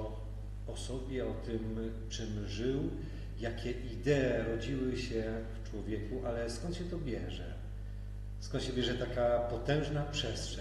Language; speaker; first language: Polish; native; Polish